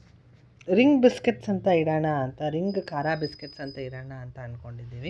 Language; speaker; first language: Kannada; native; Kannada